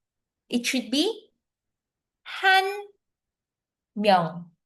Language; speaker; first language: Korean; non-native, fluent; Filipino